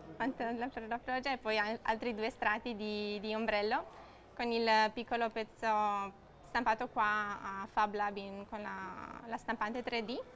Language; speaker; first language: Italian; non-native, fluent; Romanian